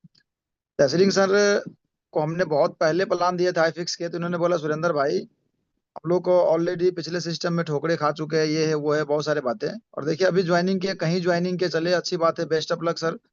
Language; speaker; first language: Hindi; native; Hindi